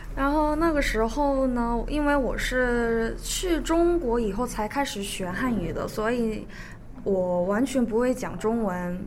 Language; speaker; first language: Chinese; early bilingual, other home language; Korean